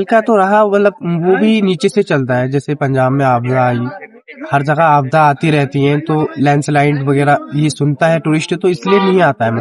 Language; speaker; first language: Hindi; native; Hindi